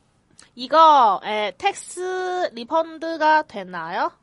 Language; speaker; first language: Korean; non-native, learner; Cantonese